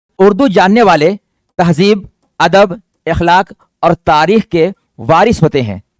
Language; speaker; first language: Urdu; native; Urdu